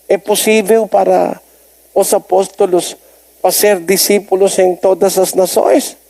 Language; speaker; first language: Portuguese; non-native, learner; Filipino